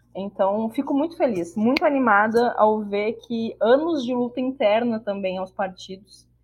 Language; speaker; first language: Portuguese; native; Portuguese